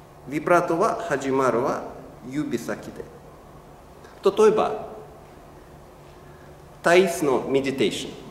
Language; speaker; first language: Japanese; non-native, learner; Russian